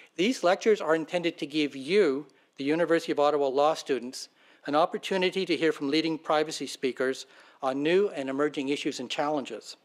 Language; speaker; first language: English; native; English